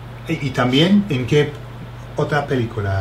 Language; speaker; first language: Spanish; non-native, fluent; English